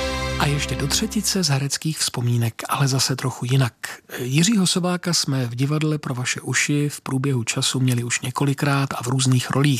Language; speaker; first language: Czech; native; Czech